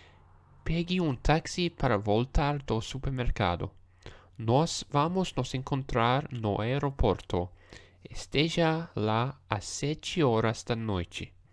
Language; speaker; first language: Portuguese; non-native, learner; English